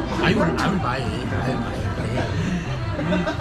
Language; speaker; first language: English; non-native, learner; Korean